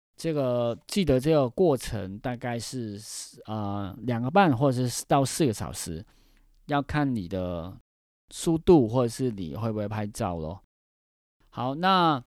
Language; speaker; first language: Chinese; non-native, fluent; Cantonese